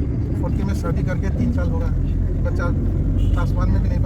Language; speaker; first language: Hindi; non-native, local second language; Kok Borok